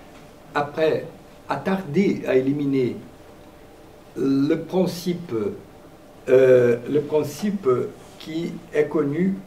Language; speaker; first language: French; non-native, fluent; Portuguese